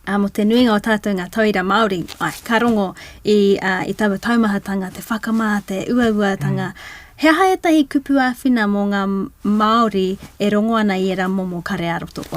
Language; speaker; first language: Māori; non-native, local second language; English